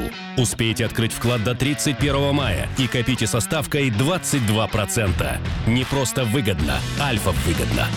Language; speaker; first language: Russian; native; Russian